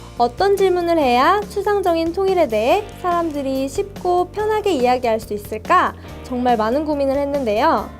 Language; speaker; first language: Korean; native; Korean